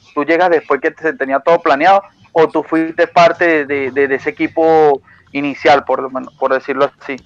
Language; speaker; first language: Spanish; native; Spanish